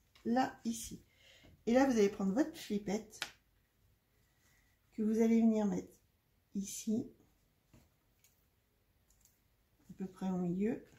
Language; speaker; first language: French; native; French